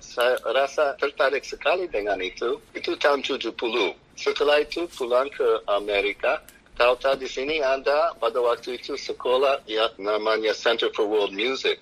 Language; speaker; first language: Indonesian; non-native, fluent; English